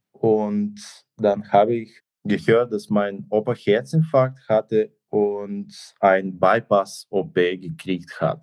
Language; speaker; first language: German; non-native, fluent; Bulgarian